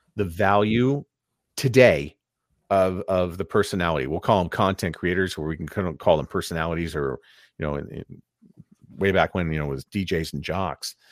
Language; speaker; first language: English; native; English